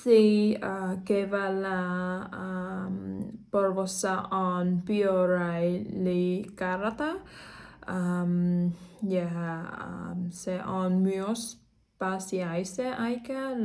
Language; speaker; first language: Finnish; non-native, learner; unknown